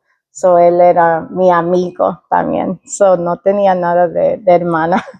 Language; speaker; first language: Spanish; early bilingual, heritage; Spanish